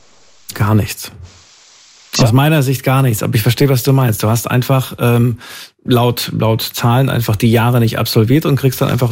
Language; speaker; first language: German; native; German